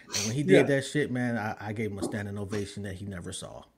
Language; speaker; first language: English; native; English